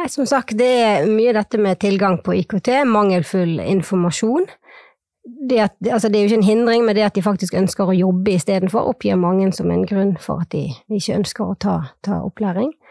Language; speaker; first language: Norwegian; native; Norwegian